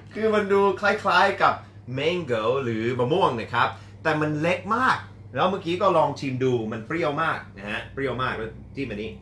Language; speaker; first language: Thai; non-native, fluent; English